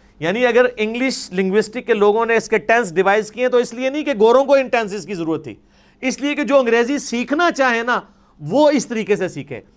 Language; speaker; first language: Urdu; non-native, local second language; Punjabi